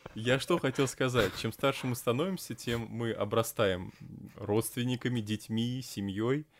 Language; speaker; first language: Russian; native; Russian